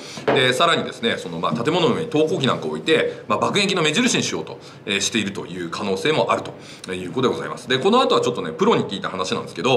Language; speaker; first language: Japanese; native; Japanese